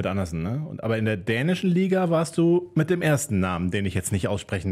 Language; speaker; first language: German; native; German